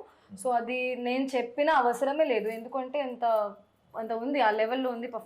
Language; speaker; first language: Telugu; non-native, fluent; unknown